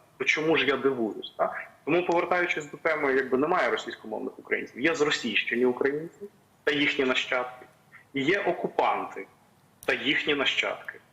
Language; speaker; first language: Ukrainian; native; Ukrainian